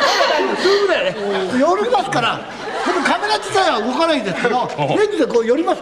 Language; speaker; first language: Japanese; native; Japanese